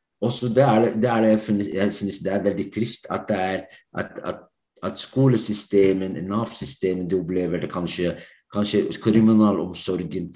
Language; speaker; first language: Norwegian; non-native, fluent; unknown